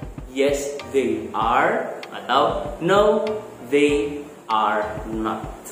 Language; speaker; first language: English; non-native, fluent; Indonesian